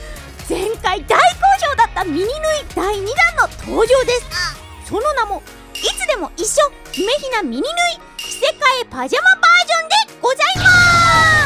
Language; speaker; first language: Japanese; native; Japanese